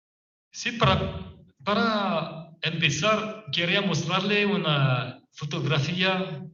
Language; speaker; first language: Spanish; non-native, fluent; French